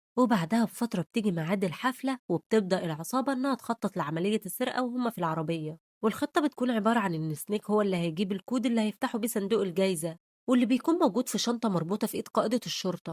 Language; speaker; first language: Arabic; native; Arabic